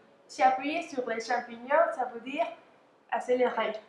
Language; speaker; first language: French; non-native, learner; Spanish